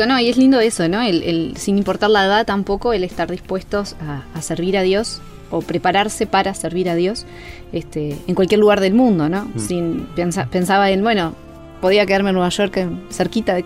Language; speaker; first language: Spanish; native; Spanish